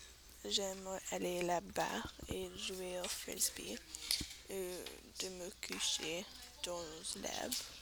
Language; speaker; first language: French; non-native, learner; English